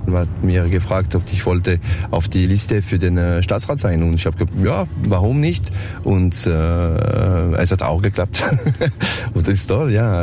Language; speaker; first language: German; non-native, learner; French